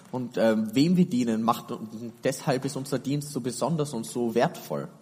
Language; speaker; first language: German; native; German